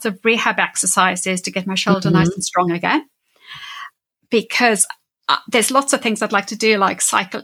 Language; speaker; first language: English; native; English